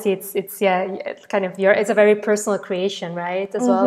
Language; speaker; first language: English; non-native, fluent; Dutch